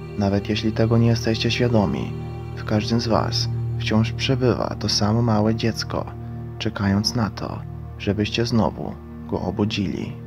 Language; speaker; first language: Polish; non-native, fluent; Croatian